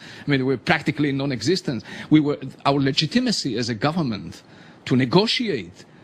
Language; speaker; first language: English; non-native, fluent; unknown